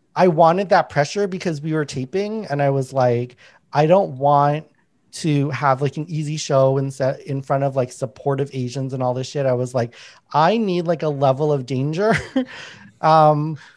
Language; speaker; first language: English; native; English